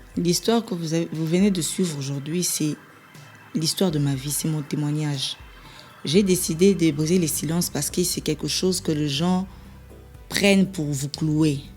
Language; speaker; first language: French; non-native, local second language; Lingala